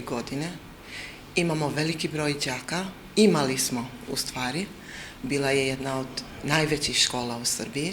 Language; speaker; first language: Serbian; non-native, local second language; Albanian